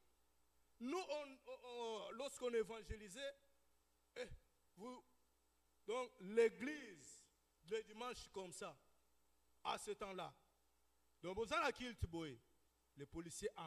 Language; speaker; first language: French; non-native, local second language; Lingala